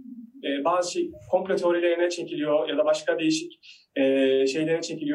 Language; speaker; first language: Turkish; native; Turkish